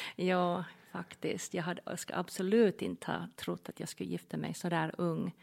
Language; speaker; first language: Swedish; non-native, fluent; English